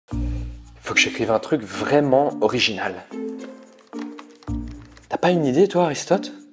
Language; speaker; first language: French; native; French